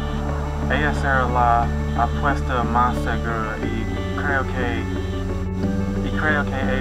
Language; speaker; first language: Spanish; non-native, learner; English